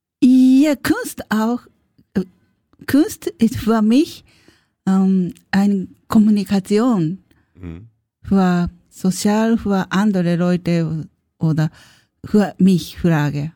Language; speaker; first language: German; non-native, learner; Japanese